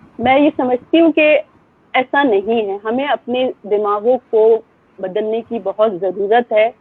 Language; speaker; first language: Urdu; native; Urdu